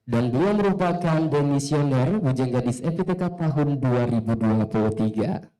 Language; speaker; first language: Indonesian; native; Indonesian